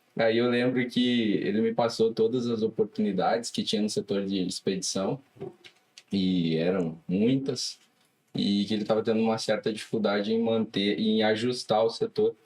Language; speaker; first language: Portuguese; native; Portuguese